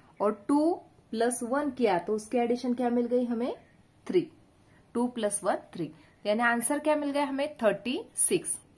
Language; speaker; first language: Hindi; non-native, local second language; Marathi